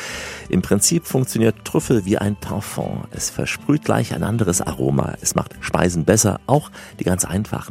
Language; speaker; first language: German; native; German